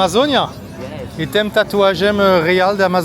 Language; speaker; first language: Portuguese; non-native, learner; French